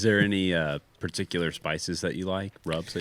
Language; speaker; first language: English; native; English